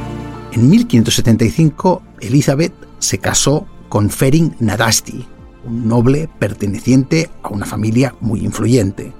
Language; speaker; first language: Spanish; native; Spanish